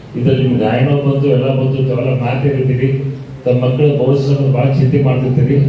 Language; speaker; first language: Kannada; native; Kannada